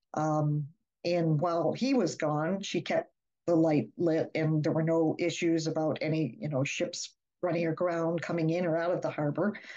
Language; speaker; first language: English; native; English